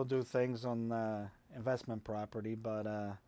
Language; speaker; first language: English; non-native, fluent; Polish